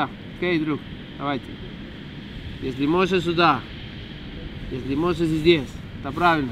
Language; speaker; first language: Russian; non-native, learner; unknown